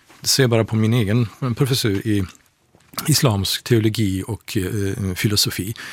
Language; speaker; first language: Swedish; non-native, fluent; Persian